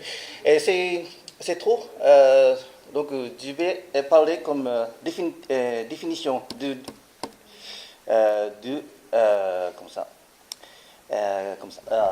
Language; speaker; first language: French; non-native, learner; Japanese